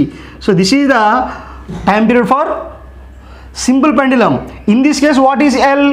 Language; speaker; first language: English; non-native, local second language; Telugu